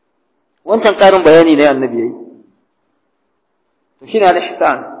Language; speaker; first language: Arabic; non-native, fluent; Hausa